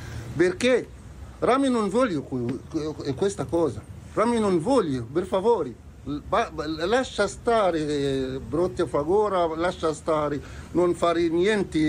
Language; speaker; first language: Italian; non-native, learner; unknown